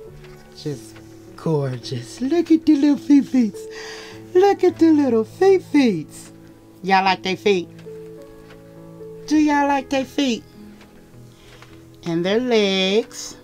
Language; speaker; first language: English; native; English